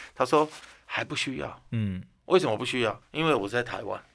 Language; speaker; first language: Chinese; non-native, fluent; Persian